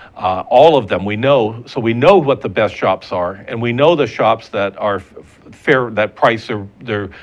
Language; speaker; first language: English; native; English